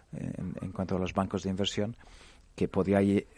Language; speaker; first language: Spanish; non-native, fluent; English